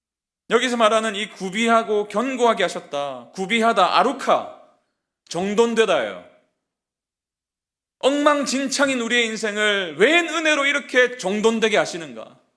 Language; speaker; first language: Korean; native; Korean